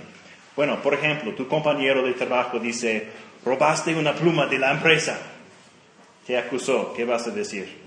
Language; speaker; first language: Spanish; non-native, fluent; English